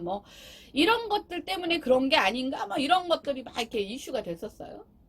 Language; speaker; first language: Korean; native; Korean